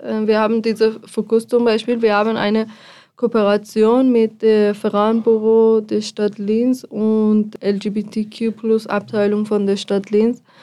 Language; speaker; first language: German; non-native, fluent; Persian